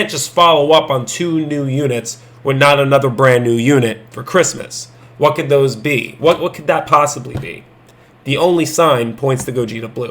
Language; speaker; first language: English; native; English